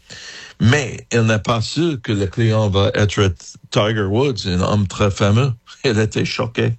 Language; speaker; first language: French; non-native, fluent; English